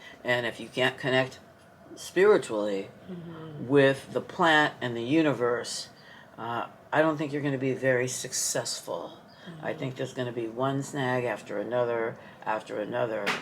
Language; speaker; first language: English; native; English